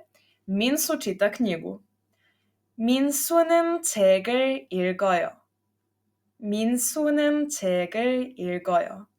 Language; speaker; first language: Korean; non-native, fluent; Serbian